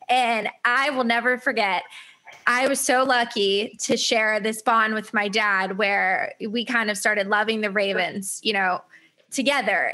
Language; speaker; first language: English; native; English